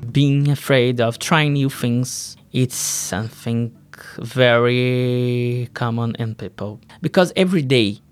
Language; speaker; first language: English; non-native, learner; Portuguese